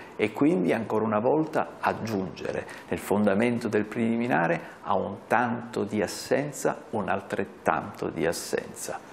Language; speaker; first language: Italian; non-native, local second language; Sicilian